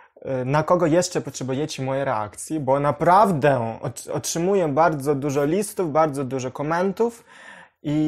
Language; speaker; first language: Polish; non-native, learner; Ukrainian